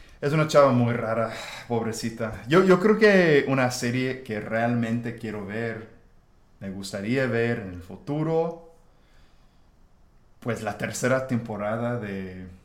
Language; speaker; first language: Spanish; non-native, fluent; English